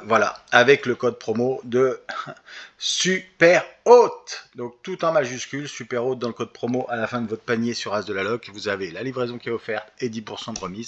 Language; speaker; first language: French; native; French